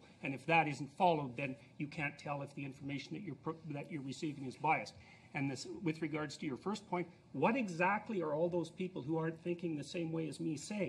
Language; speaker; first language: English; native; English